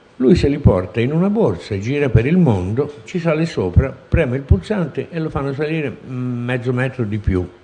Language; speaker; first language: Italian; native; Italian